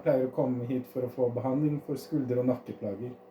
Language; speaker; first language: Norwegian; native; Norwegian